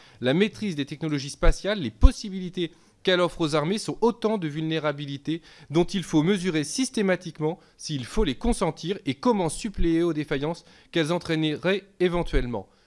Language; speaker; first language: French; native; French